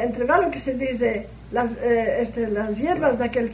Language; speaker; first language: Spanish; early bilingual, heritage; Spanish